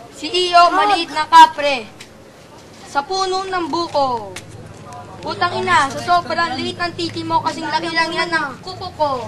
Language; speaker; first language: Filipino; native; Filipino